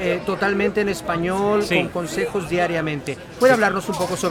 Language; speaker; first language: Spanish; native; Spanish